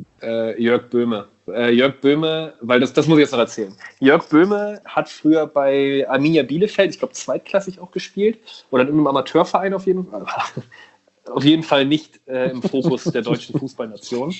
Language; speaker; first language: German; native; German